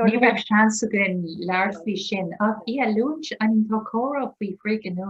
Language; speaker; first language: Irish; non-native, local second language; English